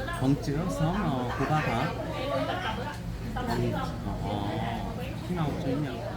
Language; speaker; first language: Vietnamese; non-native, learner; Korean